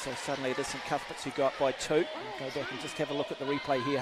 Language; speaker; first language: English; native; English